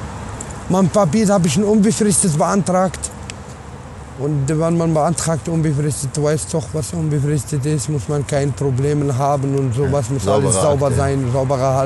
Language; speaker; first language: German; non-native, learner; Arabic